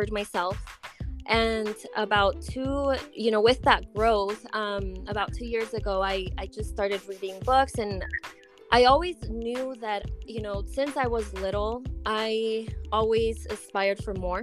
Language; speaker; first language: English; native; English